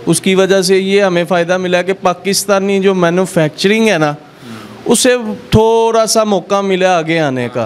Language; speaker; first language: Urdu; non-native, local second language; Punjabi